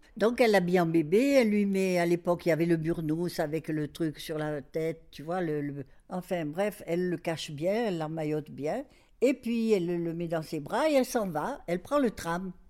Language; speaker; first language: French; native; French